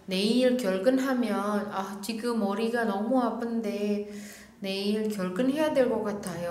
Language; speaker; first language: Korean; non-native, fluent; Indonesian